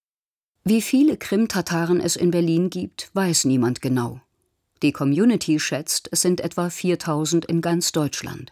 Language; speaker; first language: German; native; German